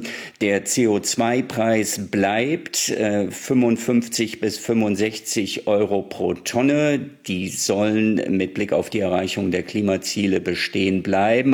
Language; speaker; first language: German; native; German